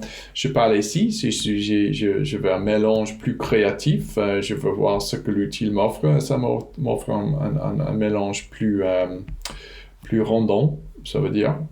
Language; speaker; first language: French; non-native, fluent; English